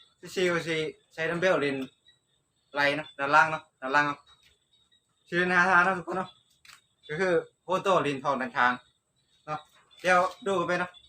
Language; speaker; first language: Thai; non-native, local second language; Northeastern Thai